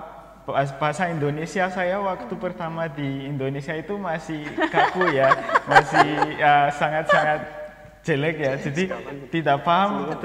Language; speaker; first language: Indonesian; non-native, fluent; Malagasy